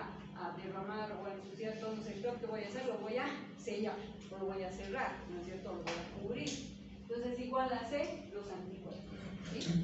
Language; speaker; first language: Spanish; native; Spanish